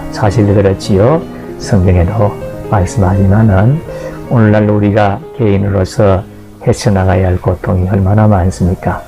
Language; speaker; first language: Korean; native; Korean